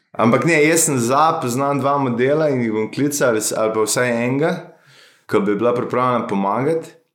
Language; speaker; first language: Slovenian; native; Slovenian